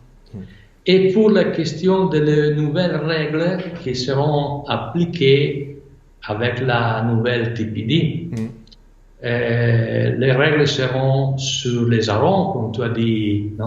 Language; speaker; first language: French; non-native, fluent; Italian